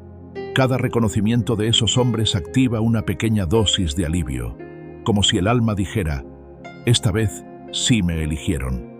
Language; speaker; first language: Spanish; native; Spanish